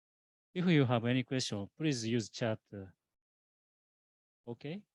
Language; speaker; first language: English; non-native, learner; Japanese